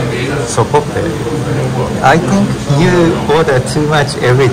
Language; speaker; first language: English; non-native, learner; Japanese